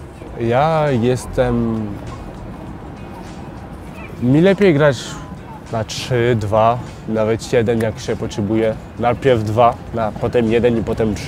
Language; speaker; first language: Polish; early bilingual, heritage; French